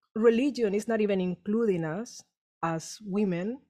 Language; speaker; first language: English; non-native, fluent; Spanish